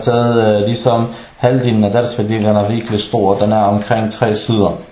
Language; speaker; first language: Danish; early bilingual, other home language; Arabic